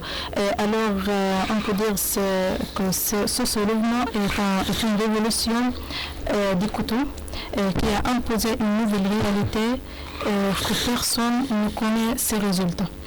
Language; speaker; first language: French; non-native, learner; Arabic